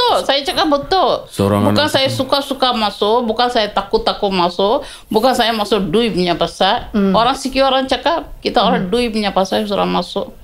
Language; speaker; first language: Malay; non-native, local second language; Tamil